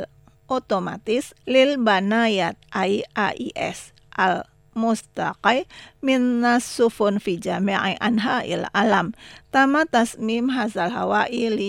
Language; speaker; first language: Arabic; non-native, fluent; Indonesian